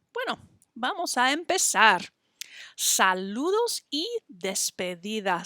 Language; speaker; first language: Spanish; non-native, fluent; English